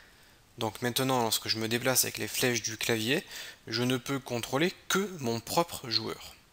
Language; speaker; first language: French; native; French